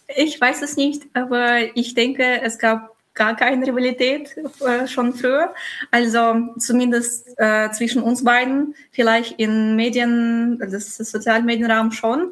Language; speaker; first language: German; non-native, fluent; Russian